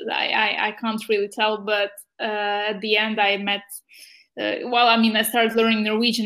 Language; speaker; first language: English; non-native, fluent; Ukrainian